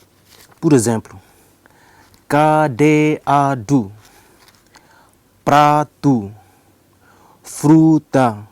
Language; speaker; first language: Portuguese; non-native, learner; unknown